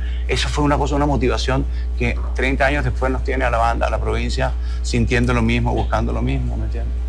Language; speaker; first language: Spanish; native; Spanish